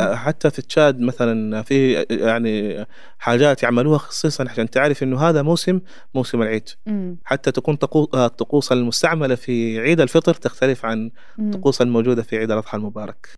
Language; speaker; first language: Arabic; non-native, local second language; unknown